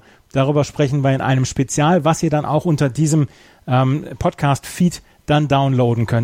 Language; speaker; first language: German; native; German